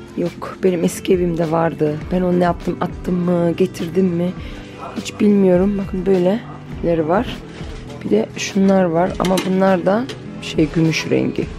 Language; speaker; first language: Turkish; early bilingual, heritage; Turkish